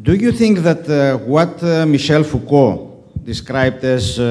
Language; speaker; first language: English; non-native, fluent; Greek